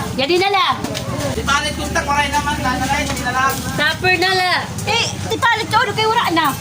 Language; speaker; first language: Filipino; non-native, local second language; Waray